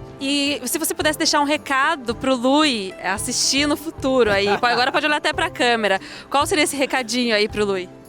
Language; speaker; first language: Portuguese; native; Portuguese